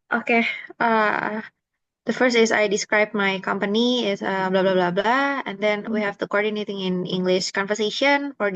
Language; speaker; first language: English; non-native, learner; Indonesian